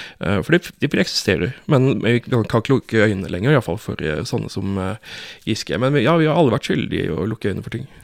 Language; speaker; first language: Norwegian; native; Norwegian